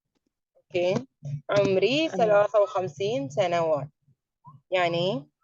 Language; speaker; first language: Arabic; non-native, fluent; Urdu